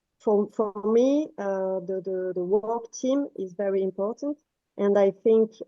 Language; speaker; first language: English; non-native, fluent; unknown